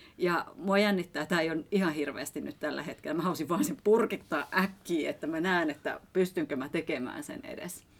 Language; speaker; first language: Finnish; native; Finnish